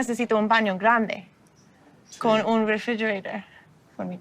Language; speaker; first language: Spanish; non-native, learner; English